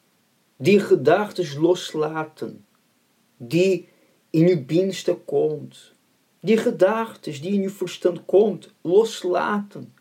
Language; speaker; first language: Dutch; non-native, fluent; Portuguese